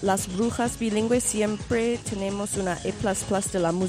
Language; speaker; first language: Spanish; non-native, learner; English